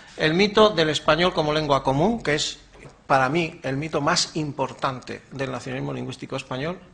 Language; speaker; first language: Spanish; native; Spanish